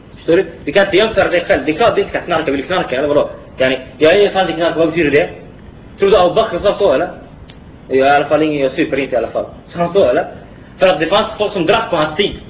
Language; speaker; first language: Swedish; non-native, fluent; Arabic